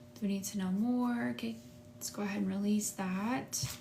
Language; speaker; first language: English; native; English